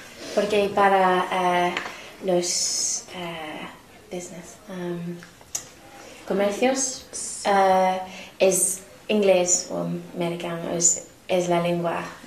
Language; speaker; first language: Spanish; non-native, learner; English